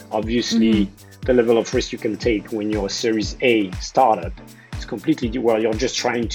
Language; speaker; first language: English; non-native, fluent; French